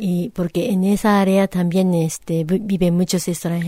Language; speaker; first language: Spanish; non-native, fluent; Japanese